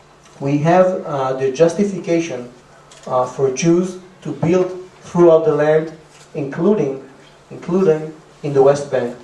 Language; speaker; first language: English; non-native, fluent; Hebrew